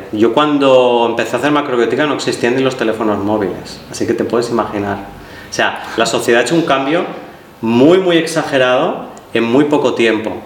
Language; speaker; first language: Spanish; native; Spanish